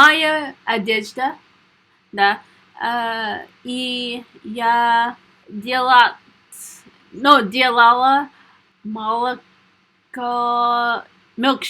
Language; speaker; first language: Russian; non-native, learner; English